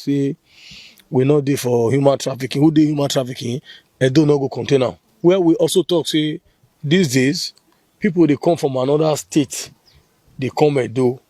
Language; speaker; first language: Nigerian Pidgin; non-native, local second language; Bini